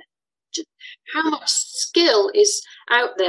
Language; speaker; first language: English; native; English